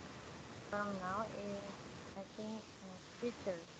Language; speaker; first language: English; non-native, learner; Indonesian